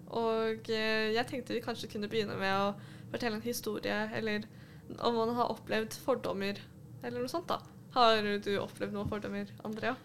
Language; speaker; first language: Norwegian; native; Norwegian